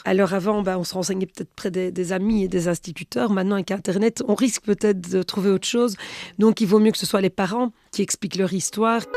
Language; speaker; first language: French; native; French